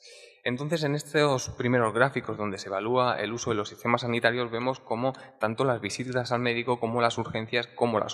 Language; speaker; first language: Spanish; native; Spanish